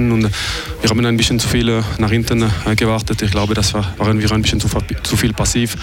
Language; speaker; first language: German; non-native, fluent; French